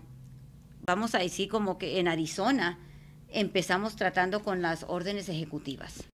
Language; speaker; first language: Spanish; native; Spanish